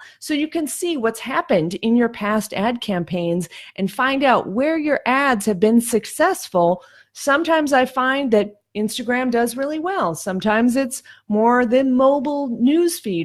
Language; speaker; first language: English; native; English